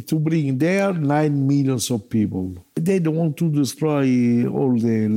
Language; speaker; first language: English; non-native, learner; Italian